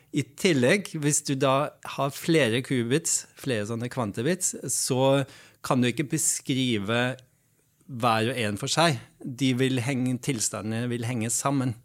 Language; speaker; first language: Norwegian; non-native, fluent; Dutch